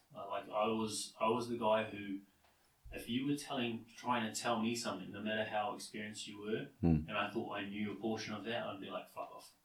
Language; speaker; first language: English; native; English